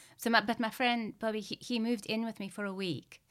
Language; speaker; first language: English; native; English